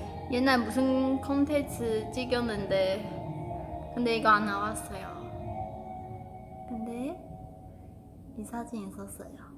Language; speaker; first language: Korean; non-native, learner; Chinese